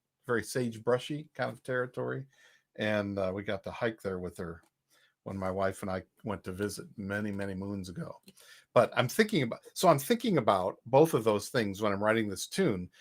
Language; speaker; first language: English; native; English